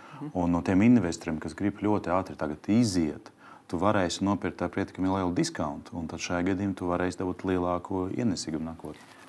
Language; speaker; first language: Latvian; non-native, local second language; Russian